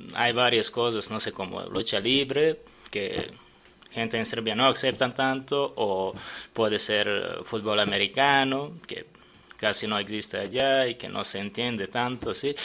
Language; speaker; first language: Spanish; non-native, fluent; Serbian